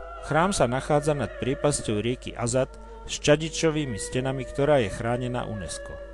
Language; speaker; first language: Slovak; native; Slovak